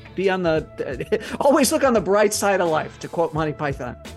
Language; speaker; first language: English; native; English